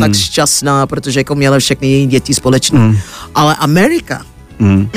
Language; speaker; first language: Czech; non-native, fluent; English